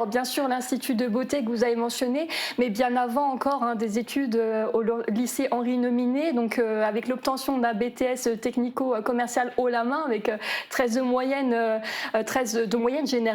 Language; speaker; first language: French; native; French